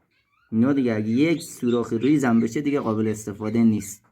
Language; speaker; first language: Persian; native; Persian